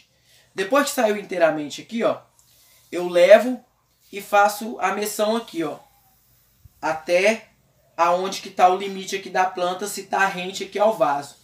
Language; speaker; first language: Portuguese; native; Portuguese